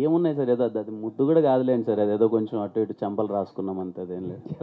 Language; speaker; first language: Telugu; native; Telugu